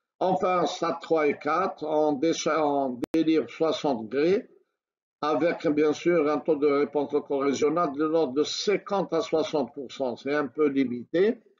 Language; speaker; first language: French; non-native, local second language; Arabic